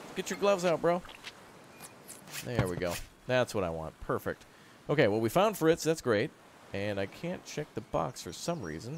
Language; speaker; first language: English; native; English